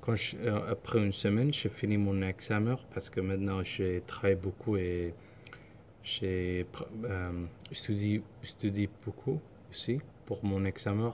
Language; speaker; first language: French; non-native, learner; Somali